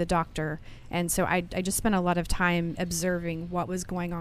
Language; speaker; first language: English; native; English